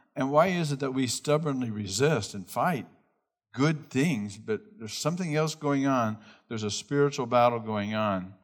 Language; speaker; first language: English; native; English